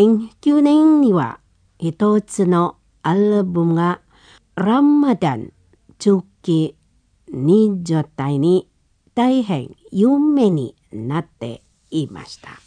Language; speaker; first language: Japanese; non-native, fluent; Indonesian